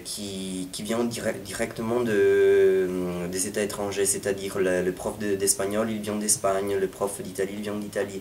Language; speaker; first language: French; non-native, fluent; Italian